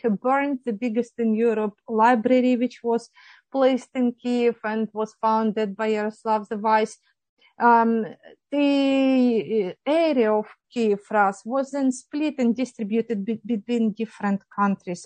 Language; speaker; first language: English; non-native, fluent; Ukrainian